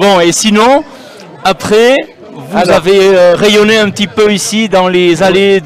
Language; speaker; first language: French; native; French